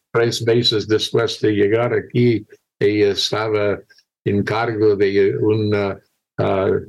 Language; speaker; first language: Spanish; non-native, fluent; English